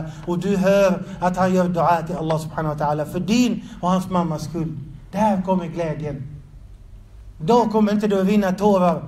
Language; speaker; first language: Swedish; non-native, fluent; Arabic